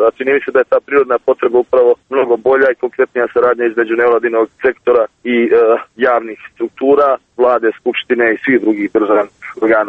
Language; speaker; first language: Serbian; native; Serbian